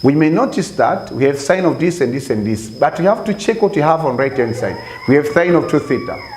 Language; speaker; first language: English; non-native, local second language; Swahili